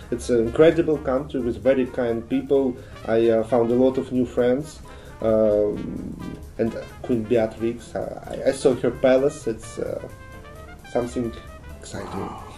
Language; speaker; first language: English; non-native, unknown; Russian